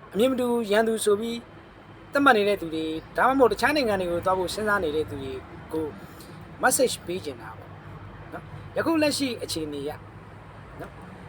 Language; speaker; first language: Burmese; native; Burmese